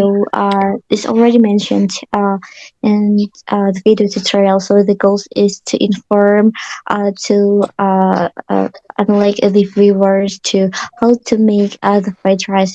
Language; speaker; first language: English; non-native, learner; Indonesian